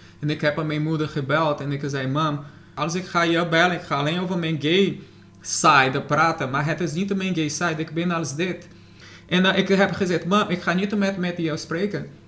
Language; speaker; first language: Dutch; non-native, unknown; Portuguese